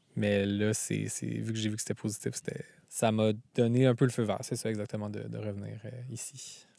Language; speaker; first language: French; native; French